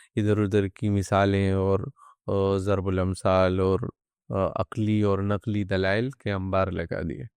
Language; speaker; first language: Urdu; non-native, local second language; Pashto